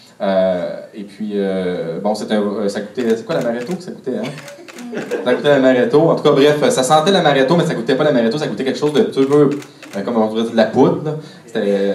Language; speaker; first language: French; native; French